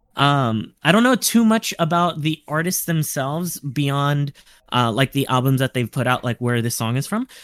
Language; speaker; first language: English; early bilingual, other home language; Spanish